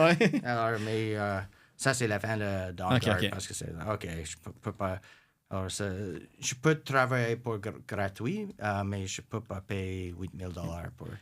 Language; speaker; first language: French; non-native, local second language; English